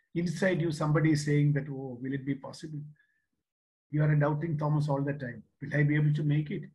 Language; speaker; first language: English; non-native, local second language; Malayalam